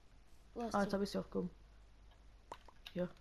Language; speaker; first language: German; native; German